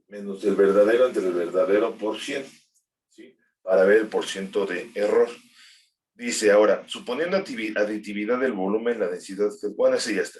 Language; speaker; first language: Spanish; native; Spanish